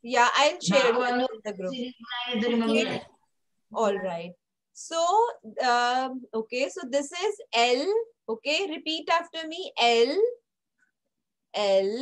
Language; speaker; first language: English; non-native, local second language; Hindi